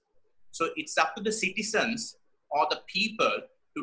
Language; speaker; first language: English; non-native, local second language; Sinhala